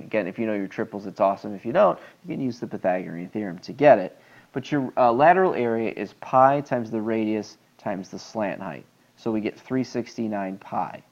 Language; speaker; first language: English; native; English